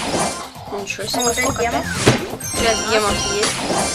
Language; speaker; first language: Russian; native; Russian